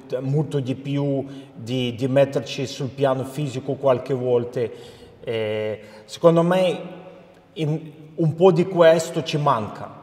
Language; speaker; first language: Italian; non-native, fluent; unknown